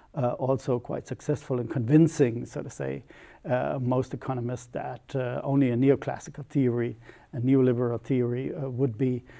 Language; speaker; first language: English; non-native, fluent; German